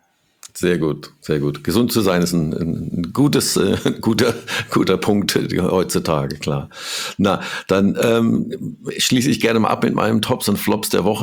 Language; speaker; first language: German; native; German